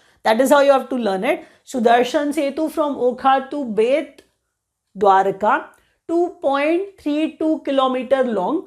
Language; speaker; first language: English; non-native, local second language; Hindi